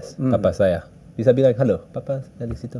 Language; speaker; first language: Indonesian; early bilingual, heritage; English